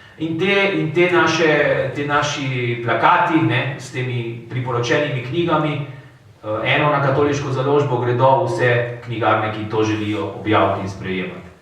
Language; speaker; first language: Slovenian; early bilingual, heritage; Slovenian